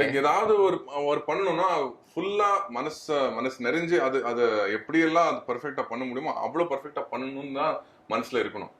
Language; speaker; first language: Tamil; non-native, fluent; Kannada